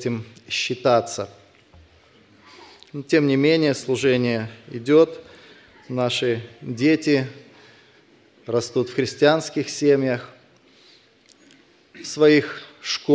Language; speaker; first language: Russian; native; Russian